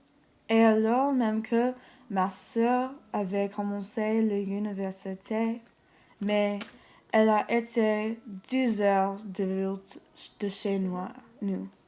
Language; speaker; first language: French; non-native, learner; English